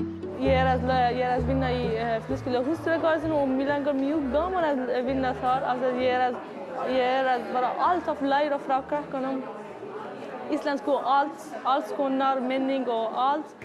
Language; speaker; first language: Icelandic; non-native, learner; Persian